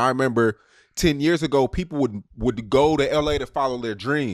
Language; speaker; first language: English; native; English